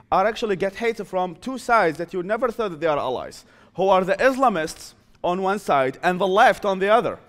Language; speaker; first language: English; non-native, fluent; Arabic